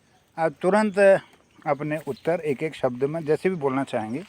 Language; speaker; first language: Hindi; native; Hindi